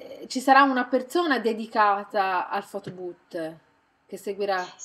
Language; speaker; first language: Italian; native; Italian